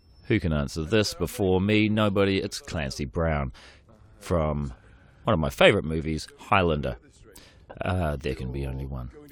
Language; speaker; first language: English; native; English